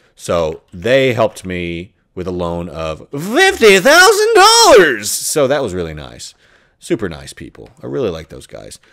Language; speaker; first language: English; native; English